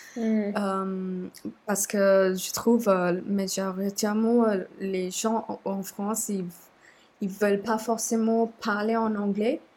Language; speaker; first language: French; non-native, fluent; Sinhala